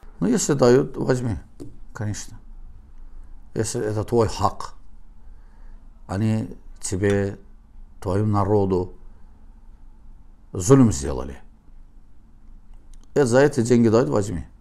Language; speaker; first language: Russian; non-native, learner; Azerbaijani